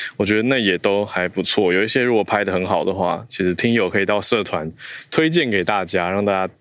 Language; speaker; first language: Chinese; native; Chinese